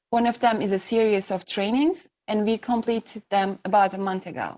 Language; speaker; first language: English; non-native, fluent; Turkish